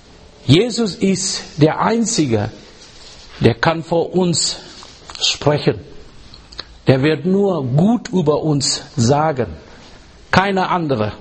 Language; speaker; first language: German; non-native, learner; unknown